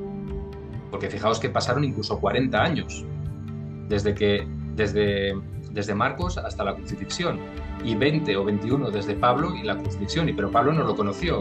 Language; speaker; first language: Spanish; native; Spanish